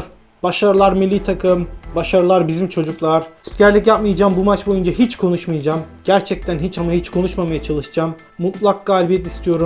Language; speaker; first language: Turkish; native; Turkish